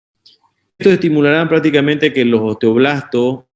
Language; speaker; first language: Spanish; native; Spanish